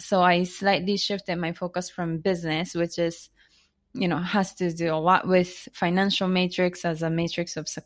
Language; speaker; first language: English; non-native, fluent; Japanese